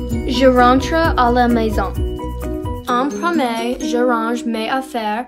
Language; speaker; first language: French; non-native, learner; English